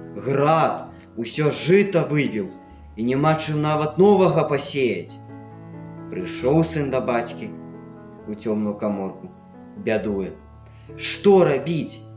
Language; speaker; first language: Belarusian; native; Belarusian